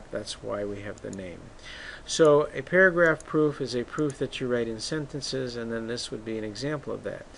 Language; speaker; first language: English; native; English